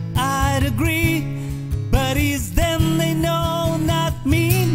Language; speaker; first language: English; non-native, local second language; Filipino